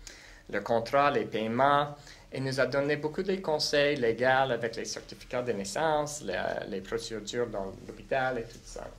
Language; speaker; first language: French; non-native, local second language; English